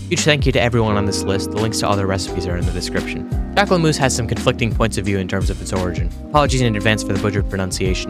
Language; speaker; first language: English; native; English